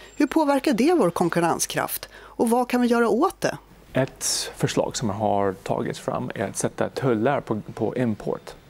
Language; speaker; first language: Swedish; non-native, fluent; English